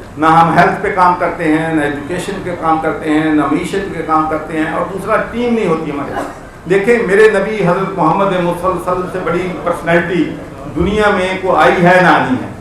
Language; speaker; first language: Urdu; non-native, local second language; Punjabi